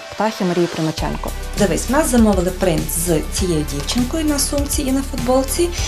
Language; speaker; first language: Ukrainian; native; Ukrainian